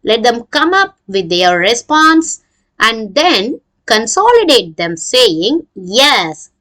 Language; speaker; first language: English; non-native, local second language; Tamil